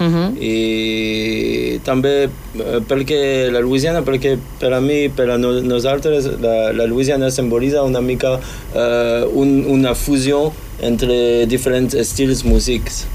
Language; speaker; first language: Catalan; non-native, fluent; English